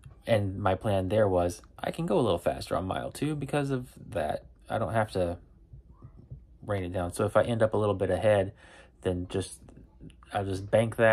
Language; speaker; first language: English; native; English